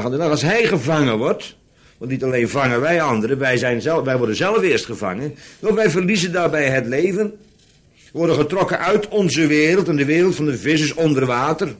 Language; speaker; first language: Dutch; native; Dutch